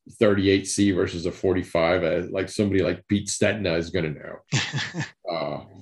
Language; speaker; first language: English; early bilingual, other home language; Spanish